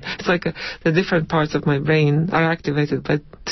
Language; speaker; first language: English; non-native, fluent; Latvian